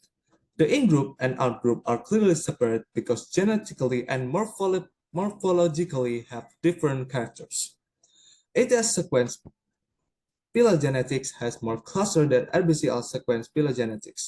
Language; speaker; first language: English; non-native, learner; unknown